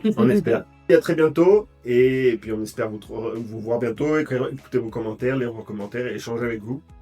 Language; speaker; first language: French; native; French